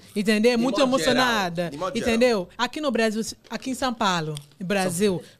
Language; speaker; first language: Portuguese; non-native, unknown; Yoruba